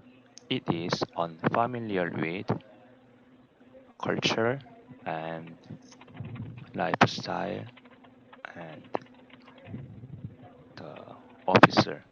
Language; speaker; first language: English; non-native, learner; Korean